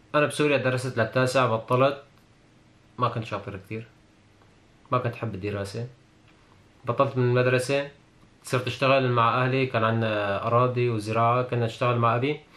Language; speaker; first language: Arabic; non-native, local second language; Kurdish